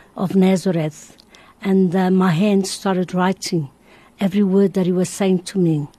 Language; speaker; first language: English; non-native, learner; Portuguese